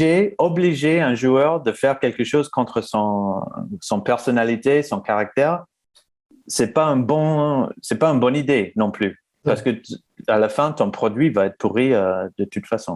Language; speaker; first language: French; non-native, fluent; English